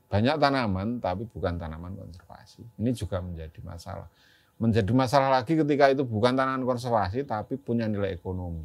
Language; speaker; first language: Indonesian; non-native, local second language; Javanese